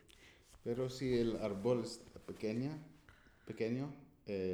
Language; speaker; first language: Spanish; non-native, fluent; English